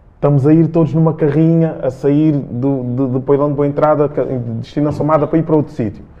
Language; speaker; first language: Portuguese; early bilingual, other home language; Kabuverdianu